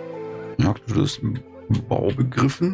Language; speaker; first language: German; native; German